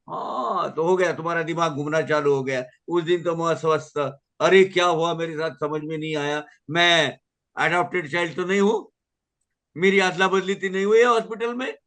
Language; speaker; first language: Hindi; native; Hindi